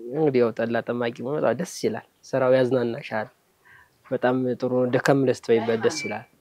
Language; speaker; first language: Amharic; native; Amharic